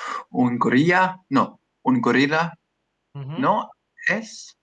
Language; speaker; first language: Spanish; non-native, learner; English